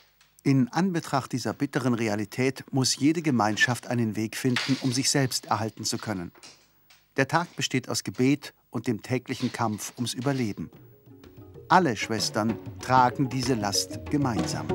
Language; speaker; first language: German; native; German